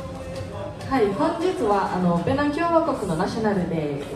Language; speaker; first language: Japanese; non-native, fluent; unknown